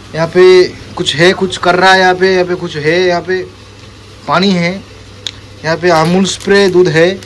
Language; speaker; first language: Hindi; non-native, local second language; Bangla